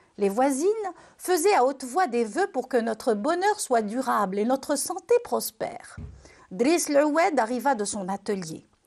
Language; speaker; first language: French; non-native, local second language; Arabic